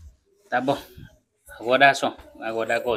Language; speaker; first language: Portuguese; non-native, learner; Vietnamese